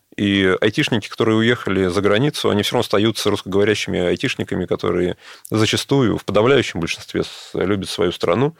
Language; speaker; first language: Russian; native; Russian